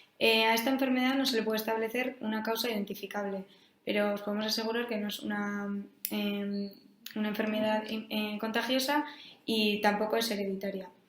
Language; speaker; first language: Spanish; native; Spanish